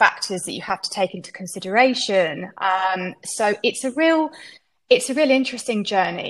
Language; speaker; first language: English; native; English